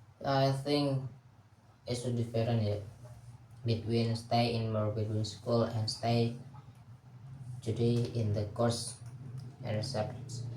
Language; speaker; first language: English; non-native, learner; Indonesian